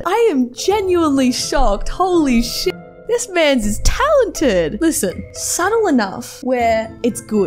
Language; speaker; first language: English; native; English